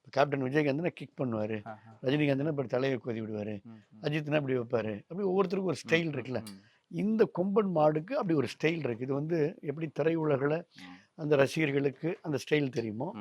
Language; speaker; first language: Tamil; native; Tamil